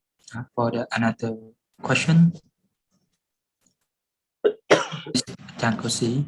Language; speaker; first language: English; non-native, fluent; Lao